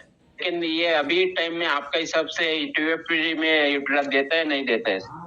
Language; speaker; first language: Hindi; non-native, local second language; Kannada